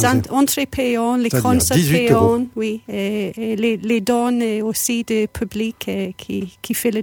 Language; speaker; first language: French; non-native, fluent; English